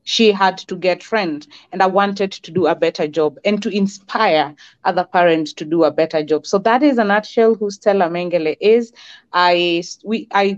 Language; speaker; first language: English; non-native, local second language; Kamba